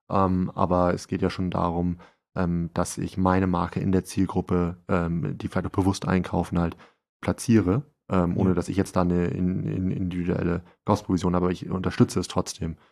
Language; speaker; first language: German; native; German